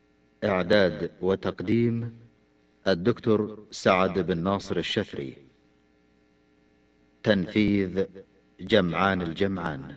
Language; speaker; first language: Arabic; native; Arabic